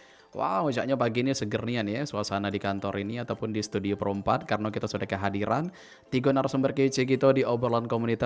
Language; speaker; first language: Indonesian; native; Indonesian